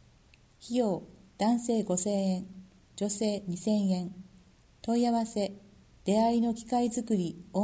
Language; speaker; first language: Japanese; native; Japanese